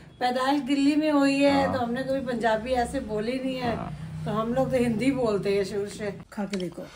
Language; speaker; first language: Hindi; native; Hindi